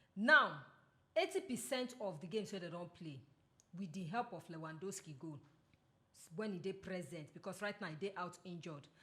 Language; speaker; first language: Nigerian Pidgin; non-native, local second language; Yoruba